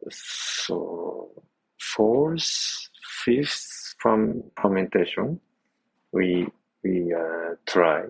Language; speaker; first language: English; non-native, learner; Japanese